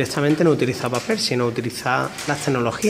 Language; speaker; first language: Spanish; native; Spanish